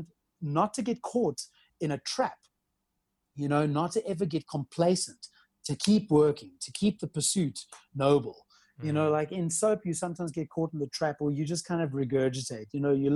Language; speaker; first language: English; native; English